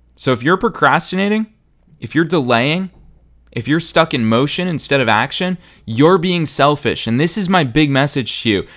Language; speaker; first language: English; native; English